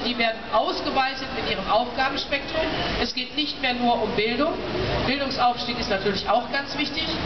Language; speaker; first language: German; native; German